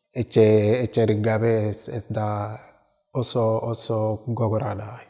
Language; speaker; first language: Basque; non-native, learner; Wolof